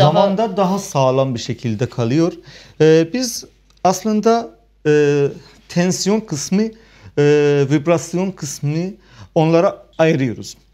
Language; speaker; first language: Turkish; non-native, fluent; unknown